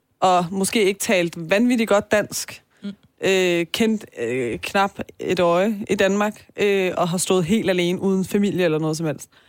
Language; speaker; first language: Danish; early bilingual, other home language; Persian